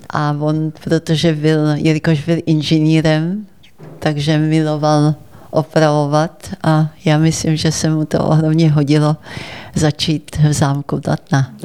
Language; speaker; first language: Czech; early bilingual, heritage; Czech